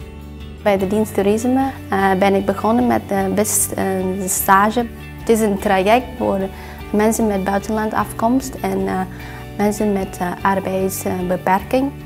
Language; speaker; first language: Dutch; non-native, learner; Vietnamese